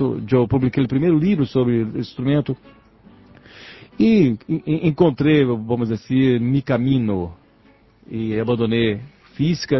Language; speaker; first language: Spanish; non-native, learner; Portuguese